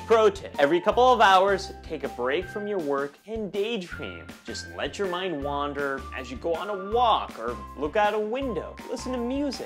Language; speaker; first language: English; native; English